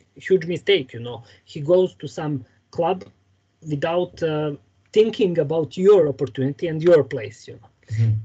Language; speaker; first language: English; non-native, fluent; Serbian